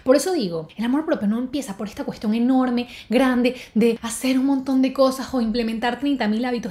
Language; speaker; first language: Spanish; native; Spanish